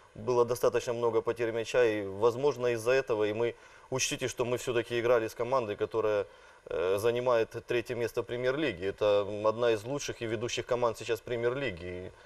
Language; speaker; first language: Russian; native; Russian